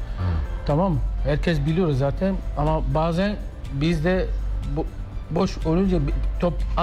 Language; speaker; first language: Turkish; non-native, learner; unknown